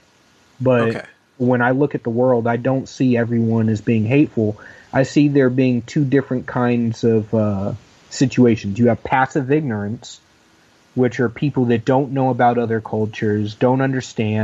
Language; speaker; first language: English; native; English